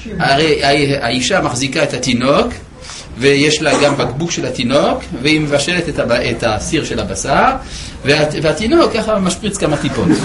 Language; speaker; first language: Hebrew; non-native, fluent; French